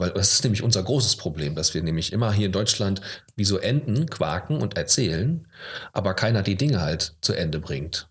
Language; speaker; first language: German; native; German